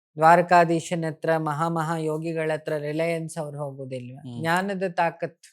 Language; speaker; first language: Kannada; native; Kannada